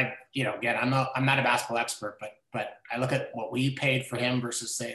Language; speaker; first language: English; native; English